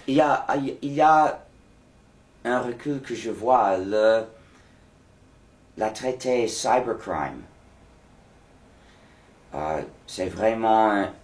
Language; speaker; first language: French; non-native, fluent; English